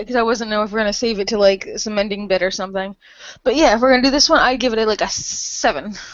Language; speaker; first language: English; native; English